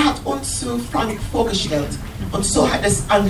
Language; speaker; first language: German; non-native, learner; English